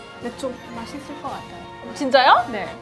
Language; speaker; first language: Korean; non-native, learner; English